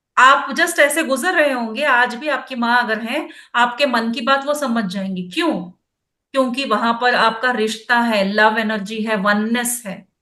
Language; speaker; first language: Hindi; non-native, local second language; Kannada